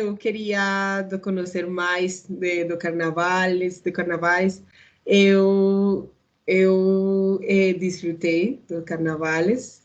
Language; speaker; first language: Portuguese; non-native, learner; Spanish